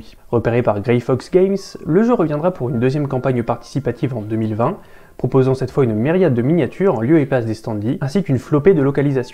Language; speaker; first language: French; native; French